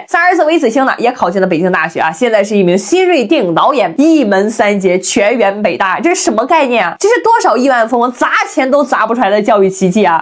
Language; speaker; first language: Chinese; native; Chinese